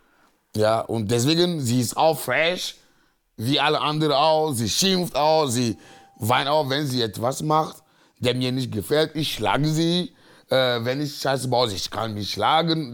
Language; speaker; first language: German; non-native, learner; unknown